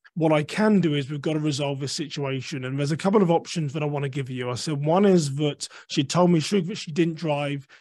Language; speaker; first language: English; native; English